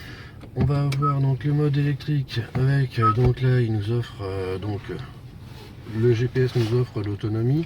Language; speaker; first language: French; native; French